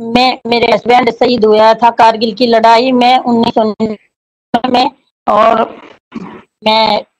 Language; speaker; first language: Hindi; native; Hindi